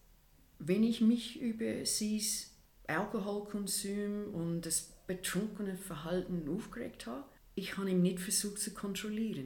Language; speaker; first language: German; non-native, fluent; English